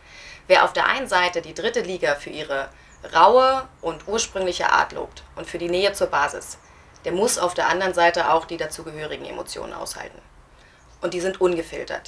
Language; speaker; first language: German; native; German